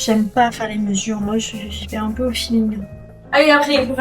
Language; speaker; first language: French; native; French